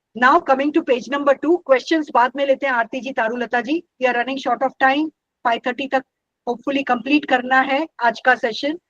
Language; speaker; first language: Hindi; non-native, local second language; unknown